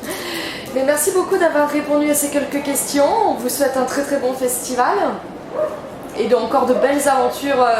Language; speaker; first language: French; native; French